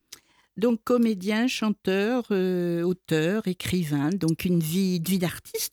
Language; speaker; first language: French; native; French